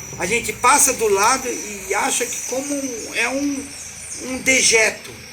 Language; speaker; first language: Portuguese; native; Portuguese